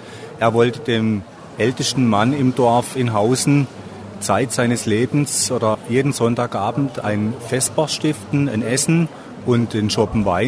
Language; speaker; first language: German; native; German